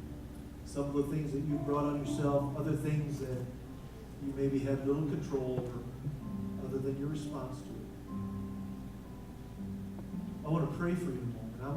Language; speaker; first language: English; native; English